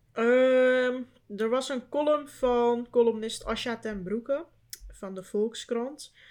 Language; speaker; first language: Dutch; early bilingual, other home language; Turkish